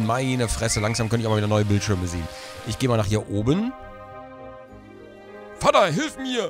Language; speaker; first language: German; native; German